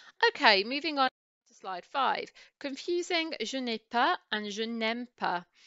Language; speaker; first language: French; non-native, fluent; English